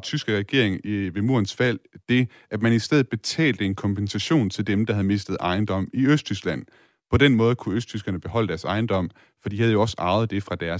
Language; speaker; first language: Danish; native; Danish